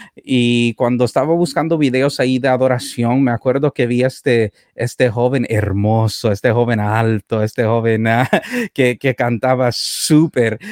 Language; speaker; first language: Spanish; early bilingual, heritage; Spanish